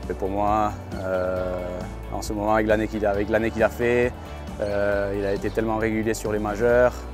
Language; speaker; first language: French; non-native, fluent; Spanish